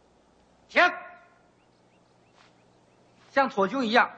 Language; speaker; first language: Chinese; native; Chinese